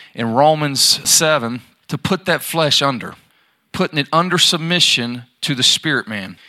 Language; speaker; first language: English; native; English